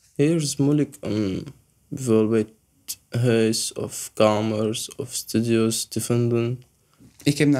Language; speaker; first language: Dutch; non-native, learner; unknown